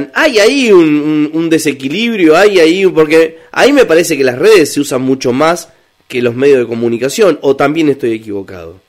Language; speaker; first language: Spanish; native; Spanish